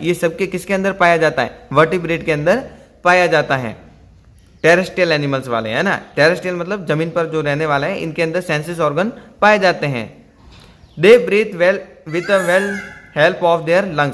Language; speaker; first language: Hindi; native; Hindi